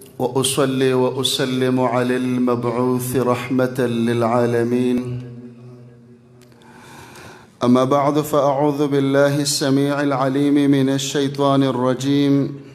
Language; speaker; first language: Arabic; non-native, fluent; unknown